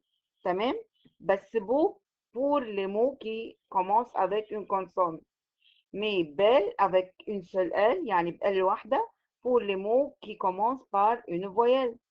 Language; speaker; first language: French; non-native, fluent; Arabic